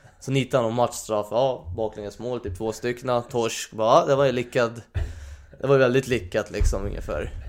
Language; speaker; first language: Swedish; non-native, fluent; Hungarian